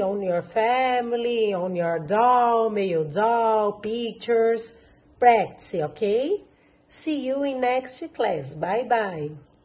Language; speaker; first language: English; non-native, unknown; Portuguese